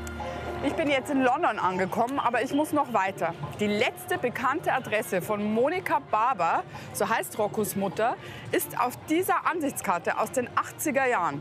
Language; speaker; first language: German; native; German